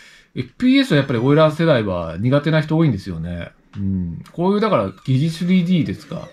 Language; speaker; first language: Japanese; native; Japanese